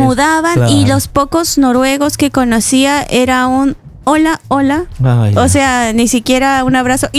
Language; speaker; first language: Spanish; native; Spanish